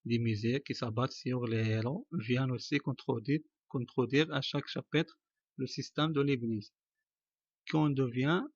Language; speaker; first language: French; non-native, local second language; Arabic